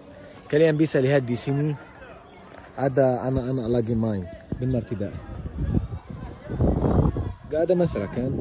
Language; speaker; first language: Indonesian; non-native, fluent; Arabic